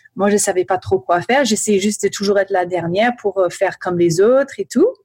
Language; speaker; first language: French; early bilingual, heritage; French